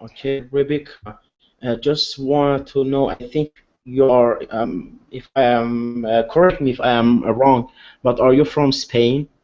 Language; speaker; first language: English; non-native, learner; Arabic